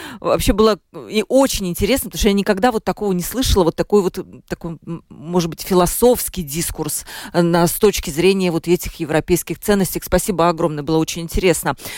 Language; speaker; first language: Russian; native; Russian